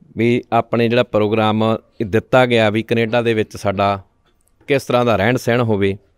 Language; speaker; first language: Punjabi; native; Punjabi